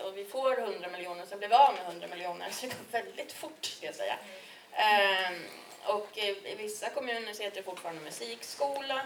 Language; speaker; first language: Swedish; native; Swedish